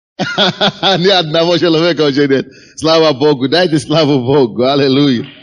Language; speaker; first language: Russian; non-native, fluent; Yoruba